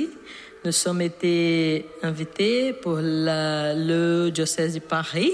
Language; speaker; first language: French; non-native, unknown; Portuguese